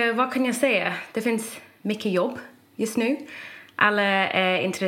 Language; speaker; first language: Swedish; non-native, fluent; English